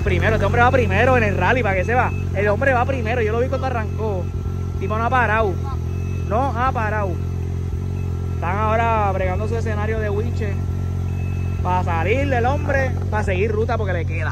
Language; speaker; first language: Spanish; native; Spanish